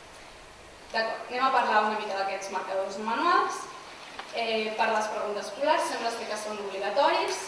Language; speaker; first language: Catalan; native; Catalan